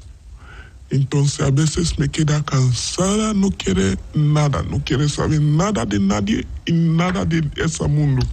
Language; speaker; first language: Spanish; non-native, learner; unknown